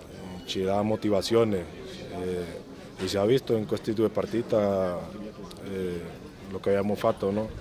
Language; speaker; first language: Italian; non-native, fluent; Spanish